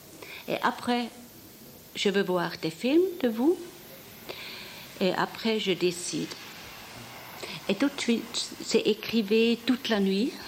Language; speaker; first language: French; non-native, fluent; German